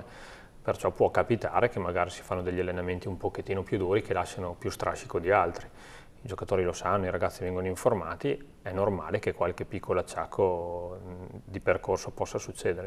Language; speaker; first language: Italian; native; Italian